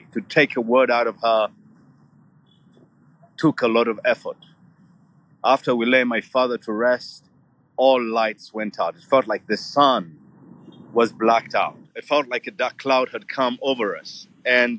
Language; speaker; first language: English; non-native, local second language; Ganda